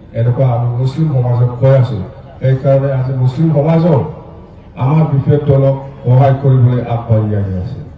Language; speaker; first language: Assamese; non-native, local second language; Bodo